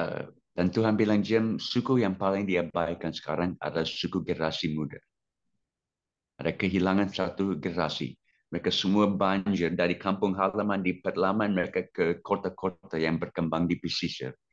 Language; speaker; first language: Indonesian; non-native, fluent; English